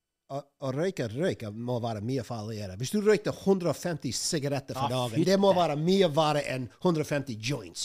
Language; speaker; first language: Norwegian; non-native, fluent; English